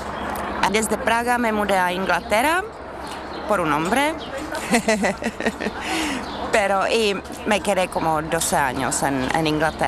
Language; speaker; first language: Spanish; non-native, fluent; Czech